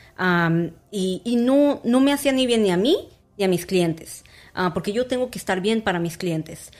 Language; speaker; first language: Spanish; early bilingual, heritage; Spanish